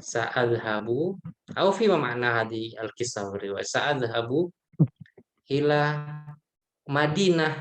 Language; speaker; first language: Arabic; non-native, fluent; Indonesian